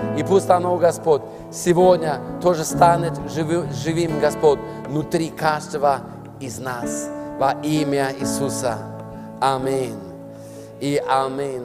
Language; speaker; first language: Russian; non-native, learner; Norwegian